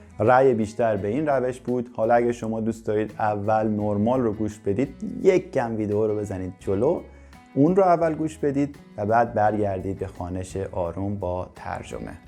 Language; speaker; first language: Persian; native; Persian